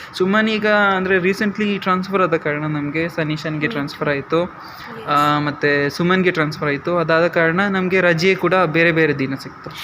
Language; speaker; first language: Kannada; non-native, local second language; Tulu